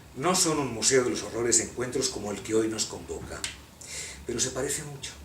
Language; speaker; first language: Spanish; non-native, local second language; Catalan